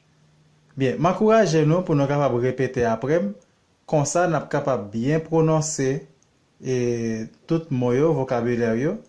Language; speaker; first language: French; non-native, learner; Haitian Creole